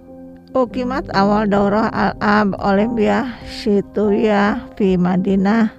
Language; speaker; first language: Arabic; non-native, fluent; Indonesian